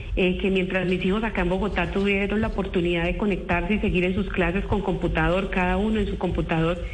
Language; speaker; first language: Spanish; native; Spanish